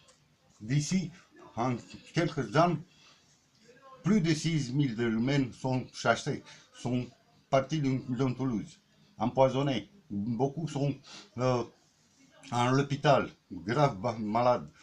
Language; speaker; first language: French; non-native, learner; Romanian